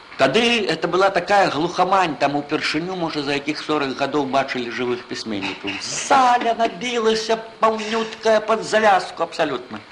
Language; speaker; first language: Belarusian; native; Belarusian